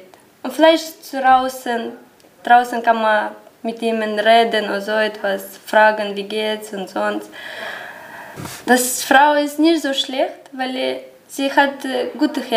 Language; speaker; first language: German; non-native, learner; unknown